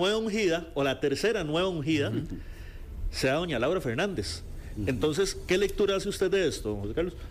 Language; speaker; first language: Spanish; native; Spanish